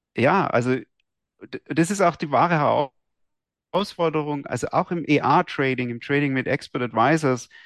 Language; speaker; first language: German; native; German